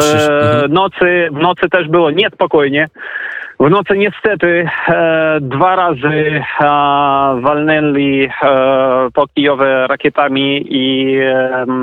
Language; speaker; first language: Polish; non-native, fluent; Ukrainian